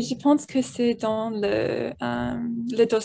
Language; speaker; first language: French; non-native, learner; English